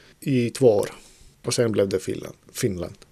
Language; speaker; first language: Swedish; non-native, fluent; Greek